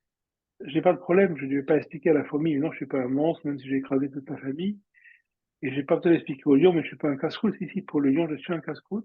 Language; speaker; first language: French; native; French